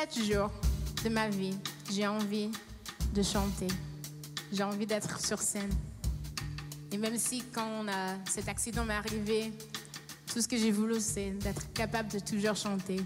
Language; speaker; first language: French; non-native, fluent; English